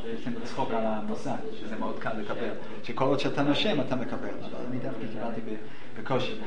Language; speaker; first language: Hebrew; non-native, fluent; English